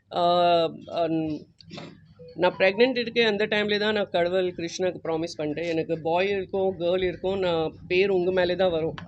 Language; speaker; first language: Tamil; non-native, learner; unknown